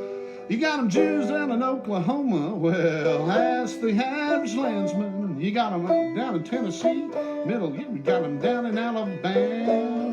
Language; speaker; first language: English; native; English